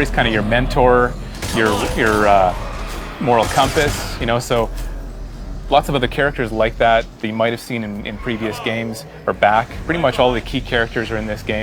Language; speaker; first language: English; native; English